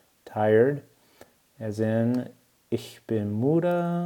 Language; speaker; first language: English; native; English